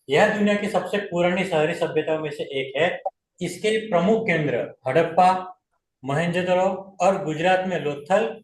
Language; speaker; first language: Hindi; non-native, local second language; Gujarati